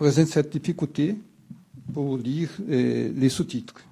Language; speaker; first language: French; non-native, fluent; Portuguese